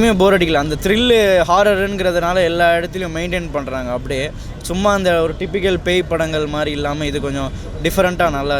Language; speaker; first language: Tamil; native; Tamil